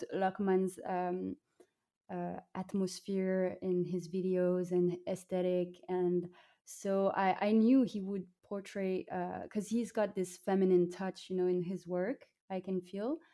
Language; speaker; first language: English; non-native, fluent; French